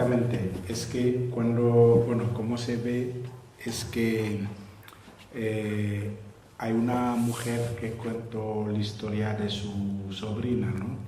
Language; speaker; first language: Spanish; non-native, fluent; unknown